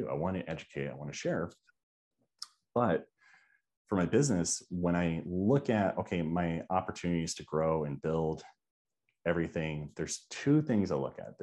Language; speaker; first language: English; native; English